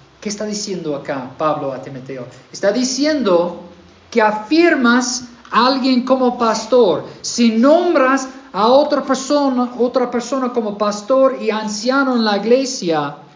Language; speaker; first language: Spanish; non-native, fluent; English